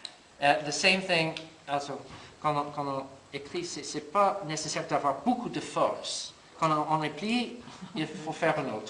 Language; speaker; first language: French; non-native, learner; English